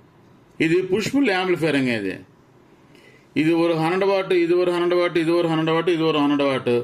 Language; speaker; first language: Tamil; non-native, local second language; Telugu